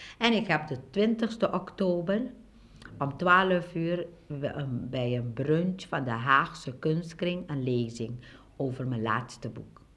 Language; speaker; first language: Dutch; non-native, local second language; Papiamento